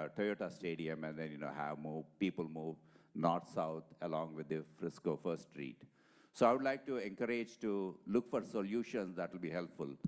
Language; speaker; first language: English; non-native, local second language; Telugu